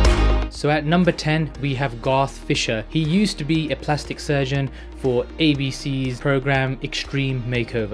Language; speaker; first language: English; native; English